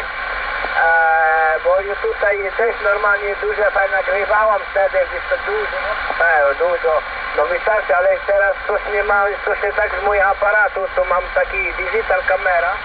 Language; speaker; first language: Polish; non-native, learner; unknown